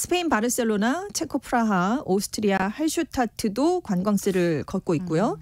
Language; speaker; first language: Korean; native; Korean